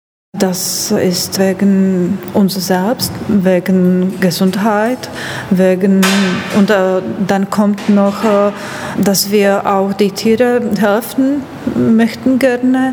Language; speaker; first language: German; non-native, learner; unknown